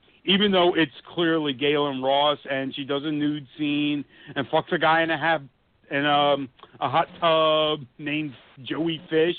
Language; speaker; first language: English; native; English